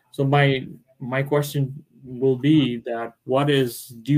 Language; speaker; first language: English; non-native, local second language; Bangla